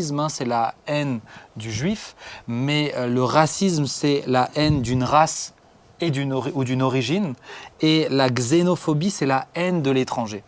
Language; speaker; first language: French; native; French